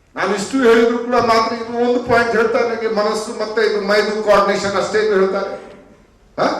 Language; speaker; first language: Kannada; non-native, fluent; Hindi